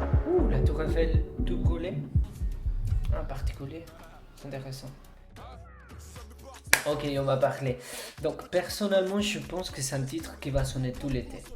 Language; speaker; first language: French; non-native, fluent; Spanish